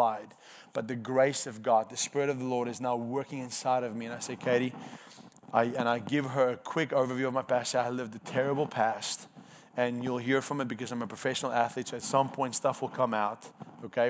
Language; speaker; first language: English; non-native, local second language; Afrikaans